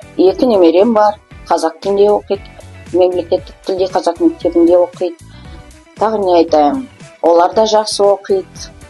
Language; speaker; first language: Kazakh; non-native, local second language; Tatar